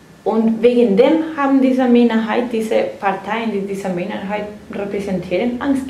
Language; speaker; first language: German; non-native, fluent; Spanish